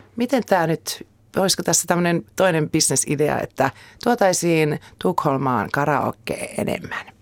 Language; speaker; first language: Finnish; early bilingual, heritage; Finnish